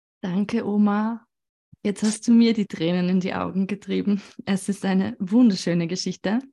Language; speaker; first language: German; native; German